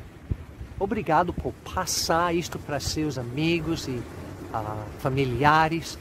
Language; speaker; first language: Portuguese; non-native, fluent; English